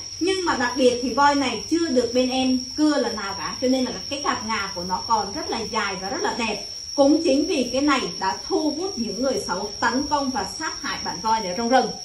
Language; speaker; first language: Vietnamese; non-native, local second language; Mon